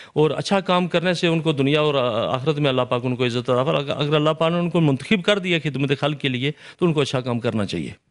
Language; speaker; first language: Urdu; non-native, local second language; Punjabi